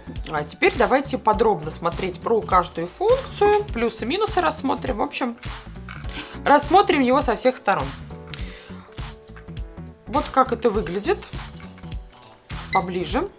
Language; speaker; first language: Russian; native; Russian